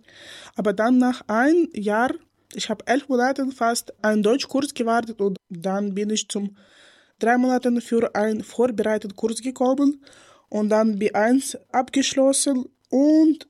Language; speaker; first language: German; non-native, learner; Ukrainian